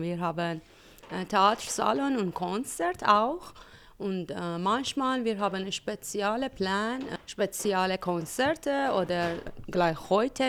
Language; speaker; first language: German; non-native, learner; Persian